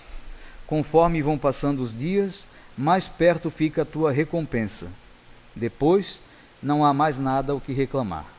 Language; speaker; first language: Portuguese; native; Portuguese